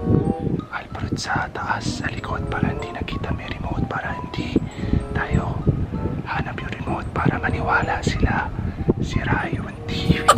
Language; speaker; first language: Filipino; non-native, learner; Arabic